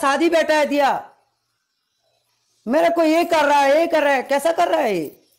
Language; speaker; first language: Hindi; non-native, learner; Bangla